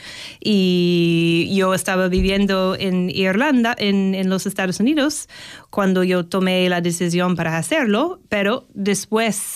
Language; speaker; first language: Spanish; non-native, learner; English